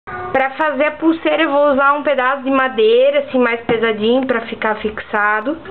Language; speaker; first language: Portuguese; native; Portuguese